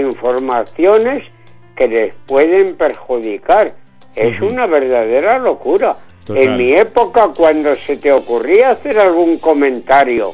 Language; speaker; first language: Spanish; native; Spanish